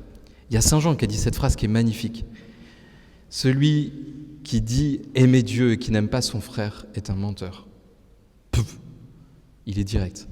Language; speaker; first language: French; native; French